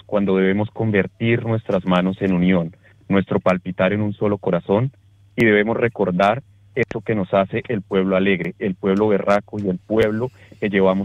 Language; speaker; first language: Spanish; native; Spanish